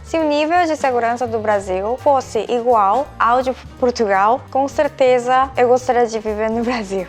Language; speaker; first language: Portuguese; non-native, fluent; Korean